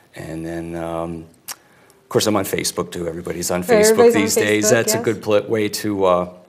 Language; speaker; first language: English; native; English